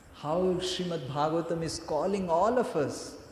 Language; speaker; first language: English; non-native, local second language; Hindi